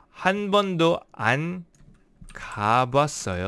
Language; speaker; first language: Korean; non-native, learner; English